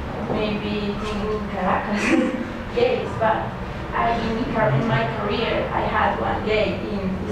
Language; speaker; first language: English; non-native, learner; Spanish